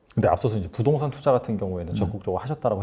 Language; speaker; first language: Korean; native; Korean